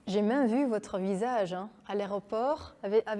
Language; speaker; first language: French; non-native, local second language; Dutch